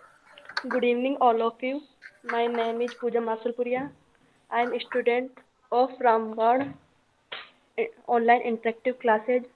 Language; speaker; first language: English; non-native, learner; Hindi